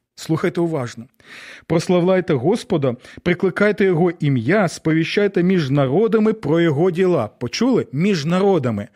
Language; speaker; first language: Ukrainian; non-native, local second language; Russian